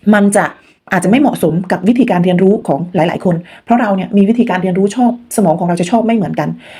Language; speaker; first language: Thai; non-native, local second language; Khmer